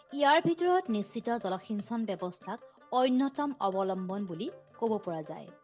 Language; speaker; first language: Assamese; native; Assamese